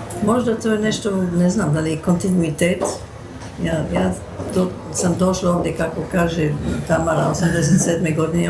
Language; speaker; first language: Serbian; early bilingual, heritage; Serbian